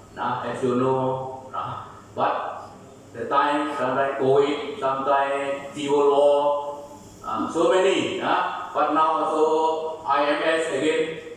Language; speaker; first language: English; non-native, learner; Thai